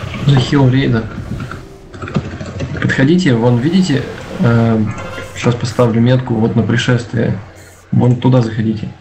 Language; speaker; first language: Russian; native; Russian